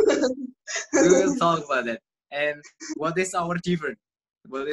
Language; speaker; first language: English; non-native, learner; Indonesian